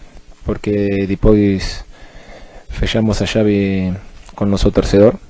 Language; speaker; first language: Portuguese; non-native, fluent; Spanish